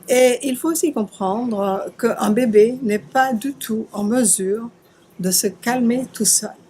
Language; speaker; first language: French; native; French